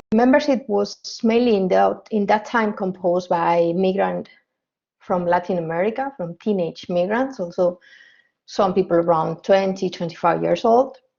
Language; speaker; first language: English; non-native, fluent; Spanish